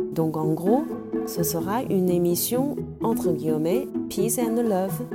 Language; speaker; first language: French; non-native, fluent; Chinese